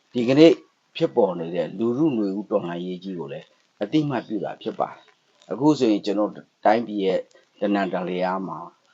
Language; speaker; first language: Burmese; non-native, local second language; Pa'o Karen